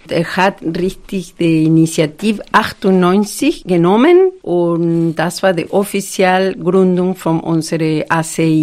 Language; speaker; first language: German; non-native, fluent; Spanish